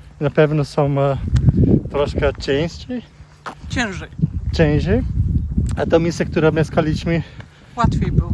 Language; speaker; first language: Polish; non-native, learner; Portuguese